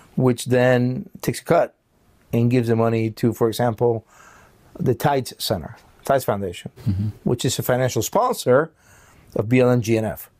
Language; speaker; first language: English; early bilingual, other home language; Spanish